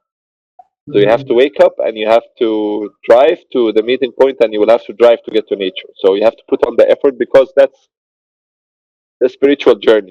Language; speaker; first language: English; non-native, fluent; Arabic